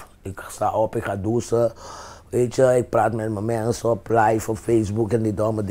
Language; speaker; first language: Dutch; non-native, fluent; Papiamento